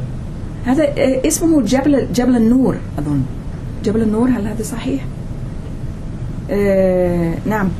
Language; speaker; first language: Arabic; non-native, fluent; English